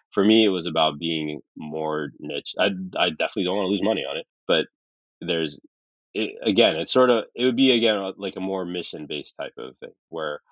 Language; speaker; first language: English; early bilingual, other home language; Arabic